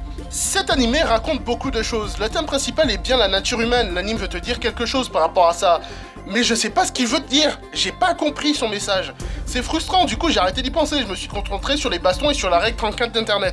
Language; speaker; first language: French; native; French